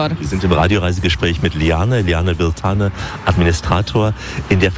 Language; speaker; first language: German; native; German